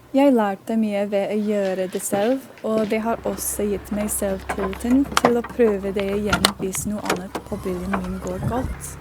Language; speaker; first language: Norwegian; non-native, learner; English